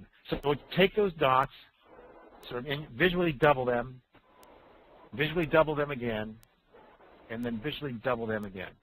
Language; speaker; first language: English; native; English